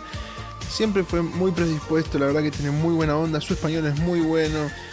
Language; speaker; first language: Spanish; native; Spanish